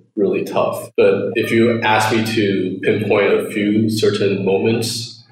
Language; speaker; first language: English; early bilingual, other home language; Chinese